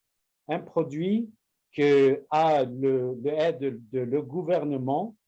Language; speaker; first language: French; non-native, learner; Spanish